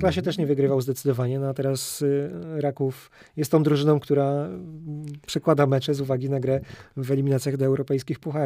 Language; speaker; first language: Polish; native; Polish